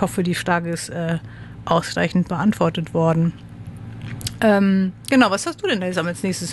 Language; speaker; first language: German; native; German